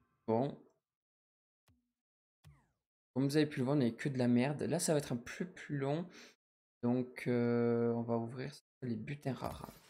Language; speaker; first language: French; native; French